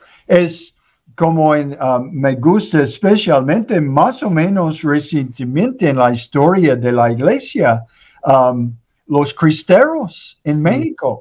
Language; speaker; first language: Spanish; non-native, learner; English